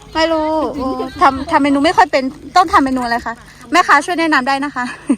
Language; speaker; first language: Thai; non-native, local second language; Karen languages